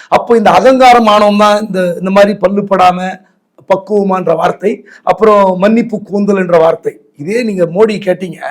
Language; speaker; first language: Tamil; native; Tamil